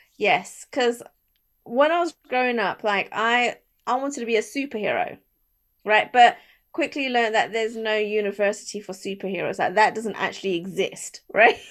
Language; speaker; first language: English; native; English